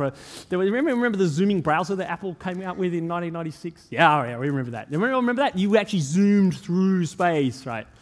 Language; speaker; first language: English; native; English